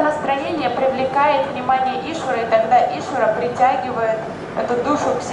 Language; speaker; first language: Russian; native; Russian